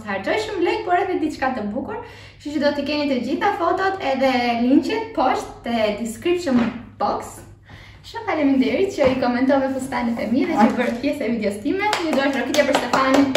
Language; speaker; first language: Albanian; early bilingual, heritage; Albanian